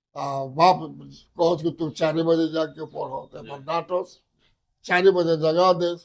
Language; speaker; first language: Bhojpuri; native; Bhojpuri